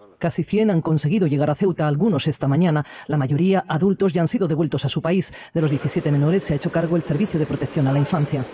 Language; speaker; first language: Spanish; non-native, fluent; Italian